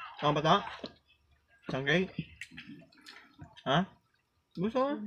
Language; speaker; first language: Filipino; non-native, local second language; Hiligaynon